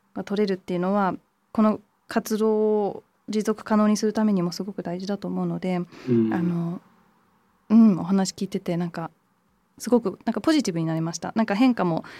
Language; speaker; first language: Japanese; early bilingual, heritage; English